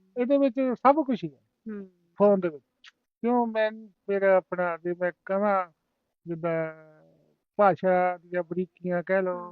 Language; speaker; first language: Punjabi; non-native, local second language; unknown